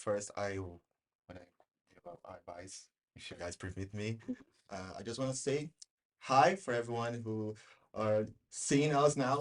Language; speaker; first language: English; non-native, learner; Portuguese